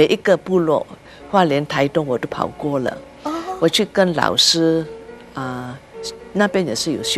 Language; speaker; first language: Chinese; early bilingual, heritage; Chinese